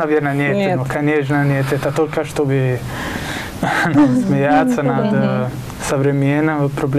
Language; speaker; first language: Russian; non-native, learner; Italian